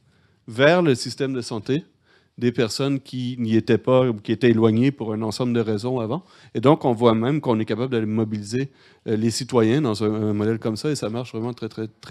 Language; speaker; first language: French; native; French